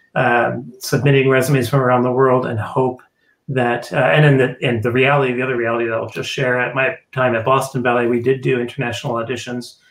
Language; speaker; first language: English; native; English